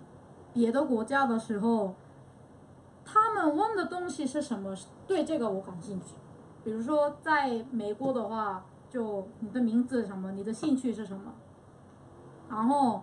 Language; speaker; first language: Chinese; non-native, fluent; Korean